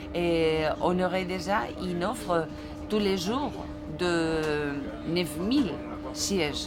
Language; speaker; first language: French; non-native, fluent; Spanish